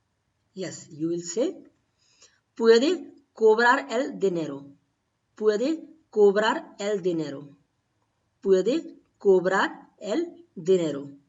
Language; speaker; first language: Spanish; non-native, fluent; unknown